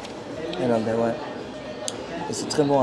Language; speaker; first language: French; early bilingual, heritage; Turkish